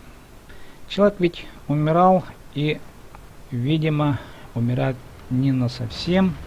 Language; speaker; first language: Russian; native; Russian